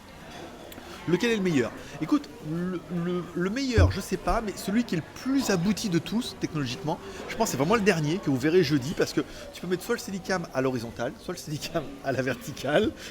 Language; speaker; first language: French; native; French